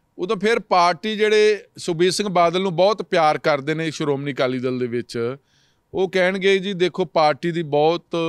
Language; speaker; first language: Punjabi; native; Punjabi